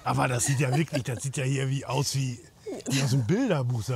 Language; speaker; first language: German; native; German